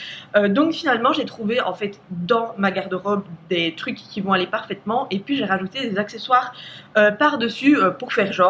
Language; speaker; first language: French; native; French